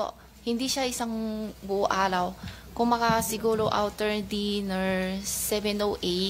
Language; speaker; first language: Filipino; non-native, learner; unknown